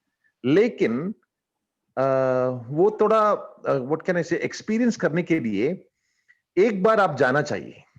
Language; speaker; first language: Hindi; non-native, learner; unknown